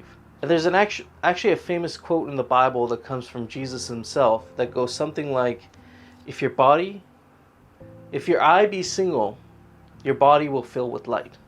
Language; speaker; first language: English; native; English